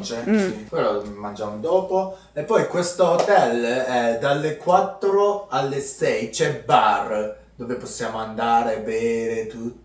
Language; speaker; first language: Italian; non-native, learner; Japanese